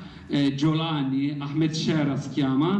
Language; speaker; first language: Italian; non-native, learner; Kurdish